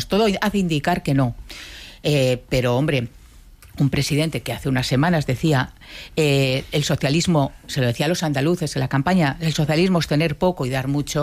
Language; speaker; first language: Spanish; native; Spanish